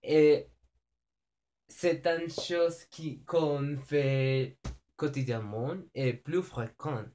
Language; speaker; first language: French; non-native, learner; Spanish